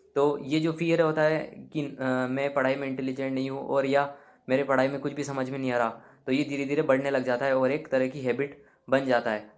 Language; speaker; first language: Hindi; native; Hindi